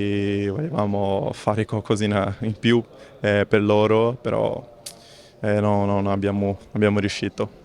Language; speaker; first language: Italian; non-native, fluent; Portuguese